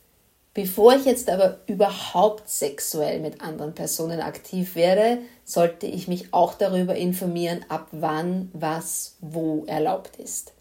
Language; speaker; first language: German; native; German